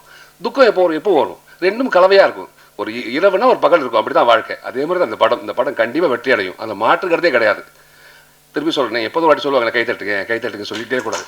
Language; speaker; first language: Tamil; native; Tamil